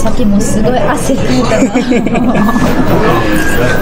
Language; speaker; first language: Japanese; native; Japanese